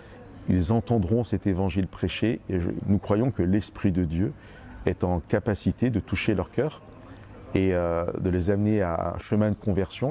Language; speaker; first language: French; native; French